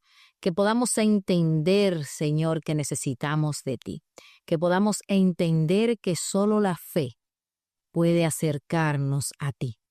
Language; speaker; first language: Spanish; native; Spanish